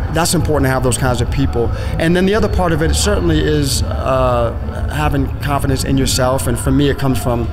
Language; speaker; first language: English; native; English